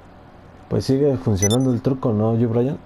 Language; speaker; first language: Spanish; native; Spanish